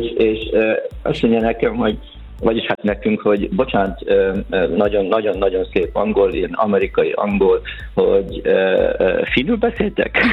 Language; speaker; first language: Hungarian; native; Hungarian